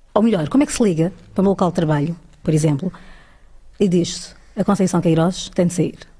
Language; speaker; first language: Portuguese; early bilingual, other home language; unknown